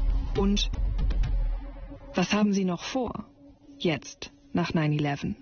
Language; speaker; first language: German; native; German